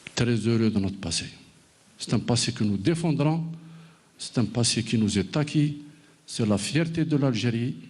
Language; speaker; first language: French; non-native, local second language; Arabic